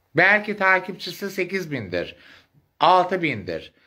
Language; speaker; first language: Turkish; native; Turkish